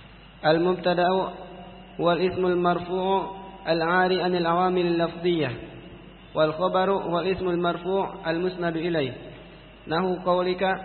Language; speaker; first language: Arabic; non-native, learner; Indonesian